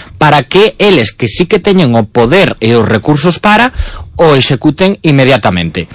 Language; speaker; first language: Galician; native; Galician